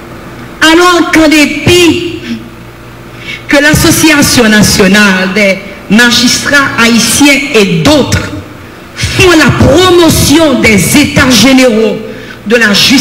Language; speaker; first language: French; non-native, local second language; Haitian Creole